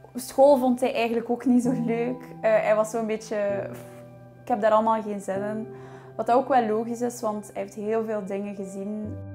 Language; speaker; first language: Dutch; native; Dutch